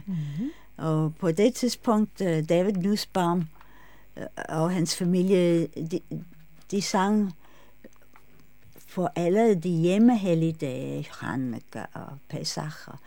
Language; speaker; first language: Danish; non-native, fluent; English